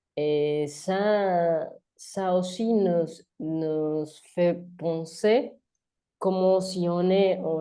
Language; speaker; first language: French; non-native, learner; Spanish